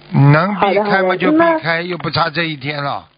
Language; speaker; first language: Chinese; native; Chinese